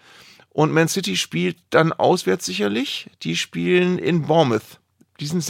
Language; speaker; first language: German; native; German